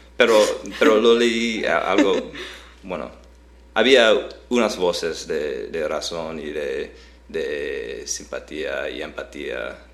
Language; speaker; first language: Spanish; non-native, fluent; English